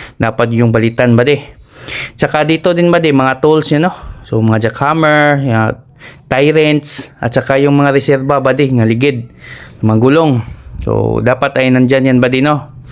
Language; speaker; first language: Filipino; non-native, local second language; Cebuano